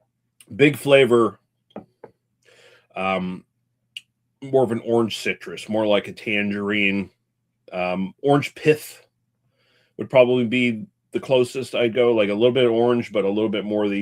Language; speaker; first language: English; native; English